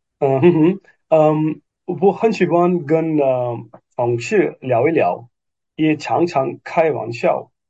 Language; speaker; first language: Chinese; non-native, fluent; Hindi